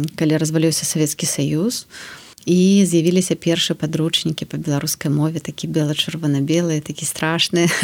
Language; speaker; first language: Belarusian; native; Belarusian